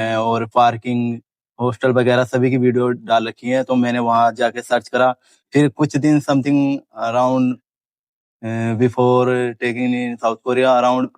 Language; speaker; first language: Hindi; native; Hindi